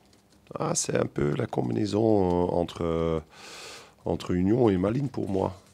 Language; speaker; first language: French; non-native, local second language; Dutch